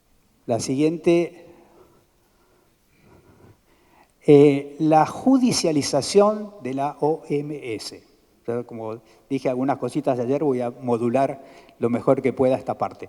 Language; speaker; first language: Spanish; native; Spanish